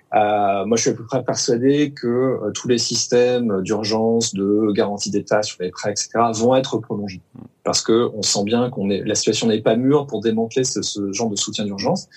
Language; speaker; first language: French; native; French